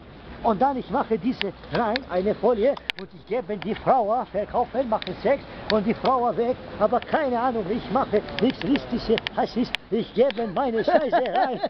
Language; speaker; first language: German; non-native, learner; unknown